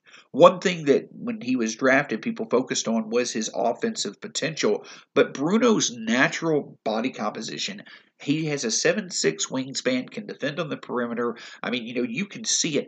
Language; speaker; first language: English; native; English